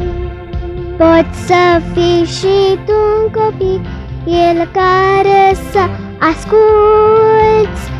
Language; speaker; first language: Romanian; early bilingual, heritage; Romanian